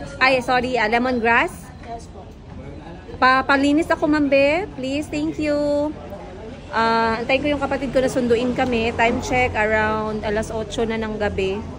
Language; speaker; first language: Filipino; non-native, local second language; Cebuano